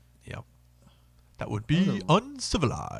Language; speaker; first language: English; native; English